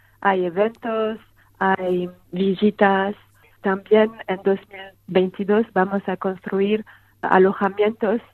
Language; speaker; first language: Spanish; non-native, fluent; French